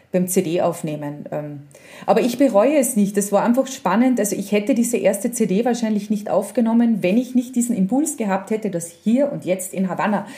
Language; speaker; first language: German; native; German